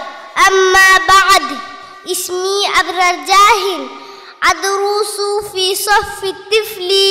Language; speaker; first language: Arabic; non-native, learner; Bangla